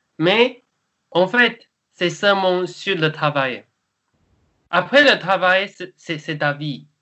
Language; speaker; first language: French; non-native, learner; Chinese